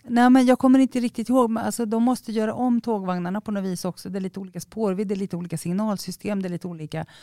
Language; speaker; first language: Swedish; native; Swedish